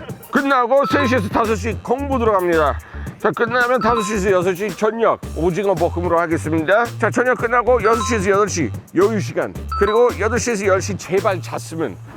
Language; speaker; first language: Korean; non-native, fluent; English